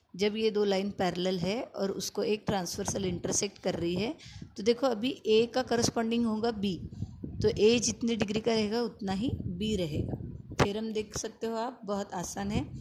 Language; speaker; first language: Hindi; non-native, local second language; Marathi